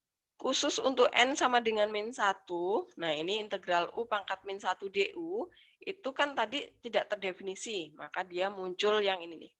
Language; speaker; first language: Indonesian; native; Indonesian